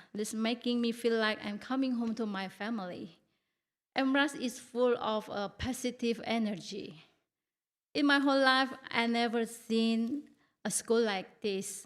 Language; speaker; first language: English; non-native, learner; Indonesian